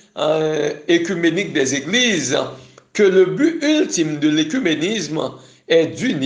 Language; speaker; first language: French; non-native, local second language; Haitian Creole